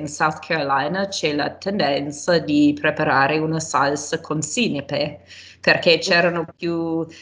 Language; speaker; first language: Italian; non-native, fluent; English